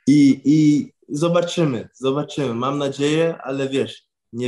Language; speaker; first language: Polish; early bilingual, heritage; English